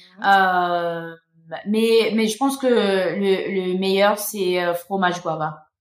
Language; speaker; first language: French; non-native, fluent; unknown